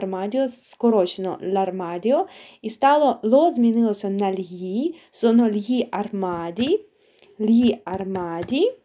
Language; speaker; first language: Italian; non-native, fluent; Ukrainian